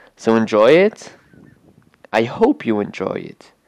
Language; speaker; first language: English; non-native, fluent; Arabic